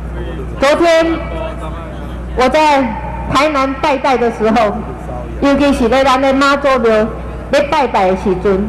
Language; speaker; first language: Chinese; native; Chinese